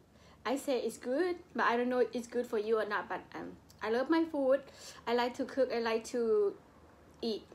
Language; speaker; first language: English; non-native, local second language; Lao